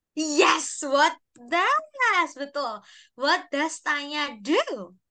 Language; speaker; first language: English; non-native, fluent; Indonesian